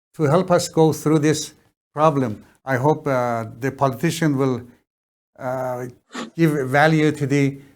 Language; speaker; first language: English; non-native, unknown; Persian